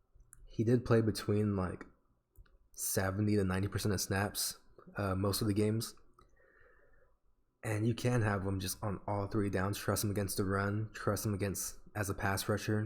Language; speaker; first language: English; native; English